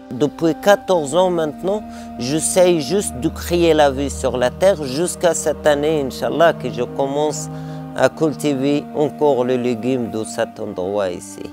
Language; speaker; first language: French; non-native, learner; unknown